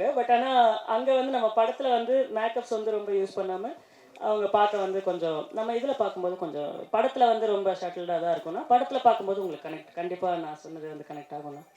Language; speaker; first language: Tamil; native; Tamil